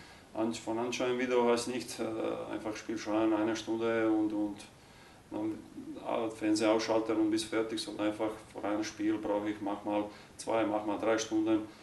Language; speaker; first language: German; non-native, learner; Croatian